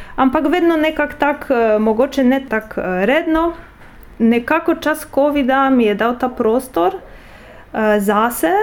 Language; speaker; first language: Slovenian; non-native, fluent; Polish